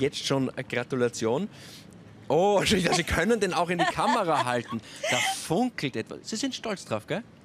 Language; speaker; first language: German; native; German